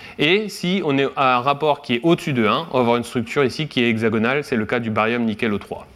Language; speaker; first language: French; native; French